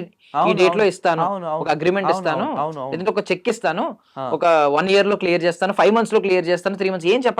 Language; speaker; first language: Telugu; native; Telugu